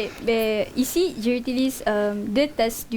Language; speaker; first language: French; non-native, learner; Malay